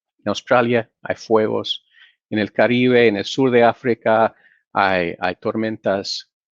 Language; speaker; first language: Spanish; non-native, fluent; English